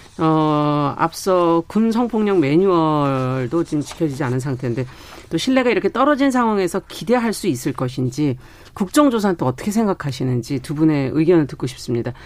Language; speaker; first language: Korean; native; Korean